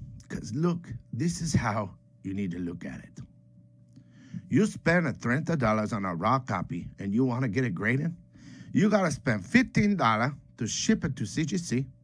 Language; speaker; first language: English; native; English